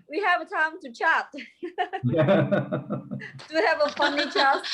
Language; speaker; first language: English; non-native, fluent; Vietnamese